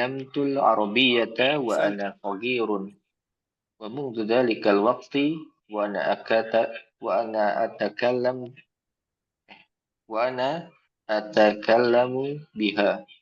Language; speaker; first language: Arabic; non-native, learner; Indonesian